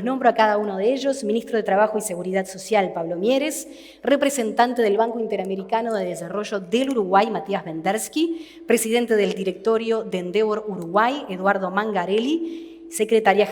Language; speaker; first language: Spanish; native; Spanish